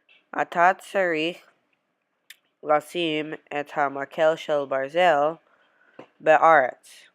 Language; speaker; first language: Hebrew; non-native, learner; English